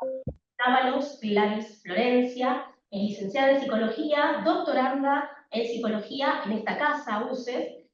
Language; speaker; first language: Spanish; native; Spanish